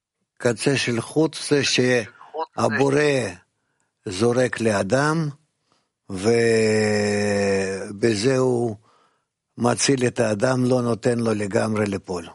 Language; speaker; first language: Hebrew; non-native, fluent; Russian